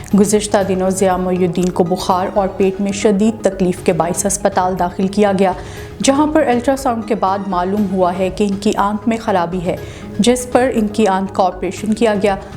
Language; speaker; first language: Urdu; native; Urdu